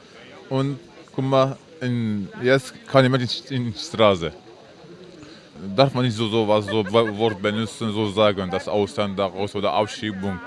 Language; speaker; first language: German; non-native, learner; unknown